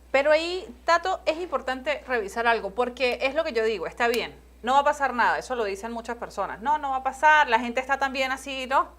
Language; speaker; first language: Spanish; native; Spanish